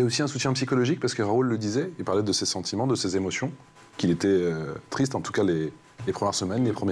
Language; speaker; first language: French; native; French